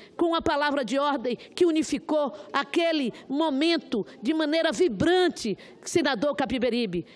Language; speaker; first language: Portuguese; native; Portuguese